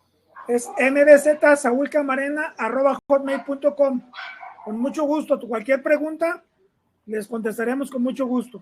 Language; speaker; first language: Spanish; native; Spanish